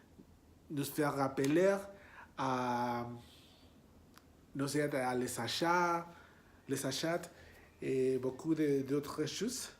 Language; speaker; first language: French; non-native, learner; Spanish